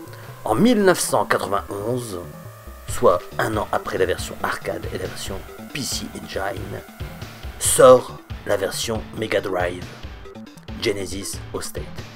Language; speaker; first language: French; native; French